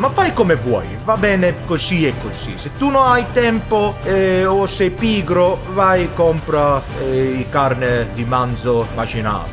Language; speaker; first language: Italian; non-native, learner; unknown